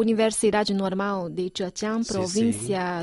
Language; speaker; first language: Portuguese; non-native, fluent; Chinese